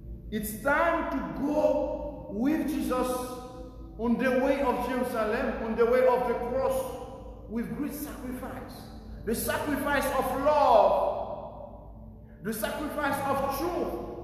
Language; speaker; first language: English; non-native, fluent; Haitian Creole